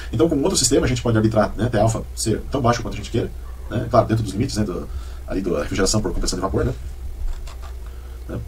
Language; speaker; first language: Portuguese; native; Portuguese